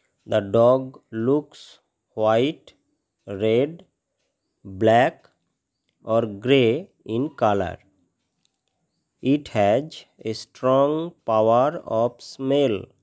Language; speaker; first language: English; non-native, local second language; Bangla